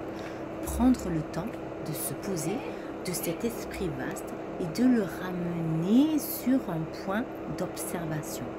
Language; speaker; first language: French; native; French